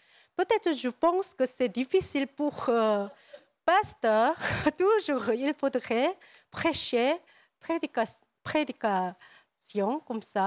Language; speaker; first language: French; non-native, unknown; Korean